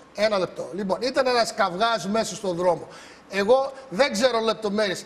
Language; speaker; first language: Greek; early bilingual, heritage; Greek